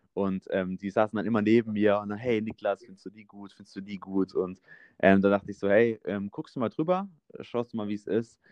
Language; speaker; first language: German; native; German